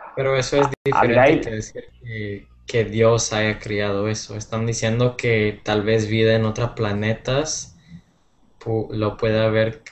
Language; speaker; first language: Spanish; non-native, fluent; English